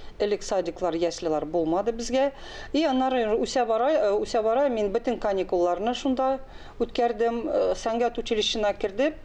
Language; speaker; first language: Tatar; non-native, local second language; Russian